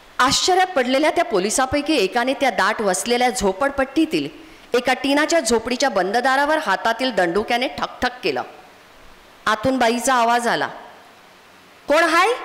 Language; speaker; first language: Marathi; non-native, local second language; Konkani